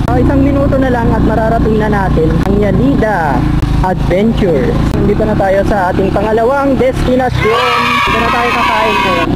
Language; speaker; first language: Filipino; non-native, local second language; Iloko